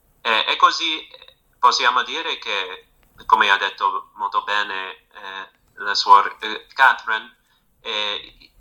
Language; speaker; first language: Italian; non-native, fluent; English